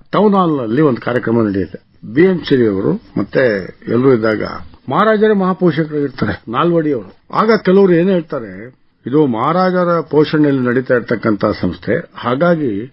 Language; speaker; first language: Kannada; native; Kannada